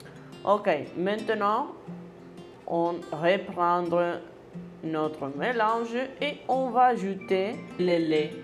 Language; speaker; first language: French; non-native, learner; Spanish